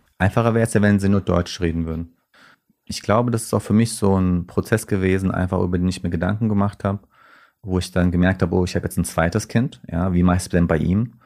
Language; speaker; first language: German; early bilingual, other home language; Turkish